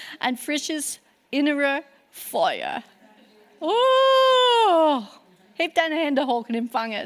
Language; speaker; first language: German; non-native, fluent; English